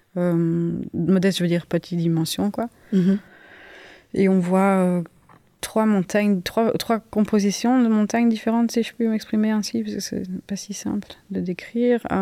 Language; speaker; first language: French; native; French